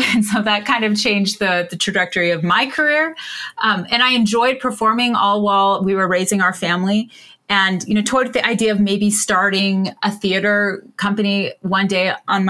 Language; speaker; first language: English; native; English